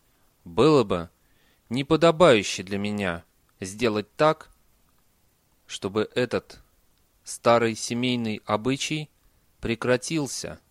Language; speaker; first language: Russian; native; Russian